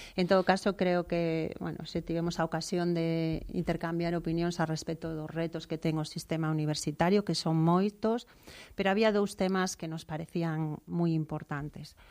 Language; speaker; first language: Galician; native; Galician